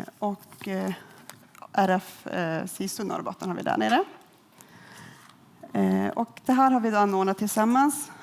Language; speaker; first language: Swedish; native; Swedish